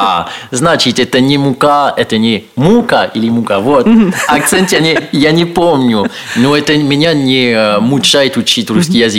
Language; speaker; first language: Russian; non-native, learner; French